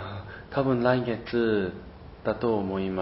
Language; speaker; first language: Japanese; non-native, learner; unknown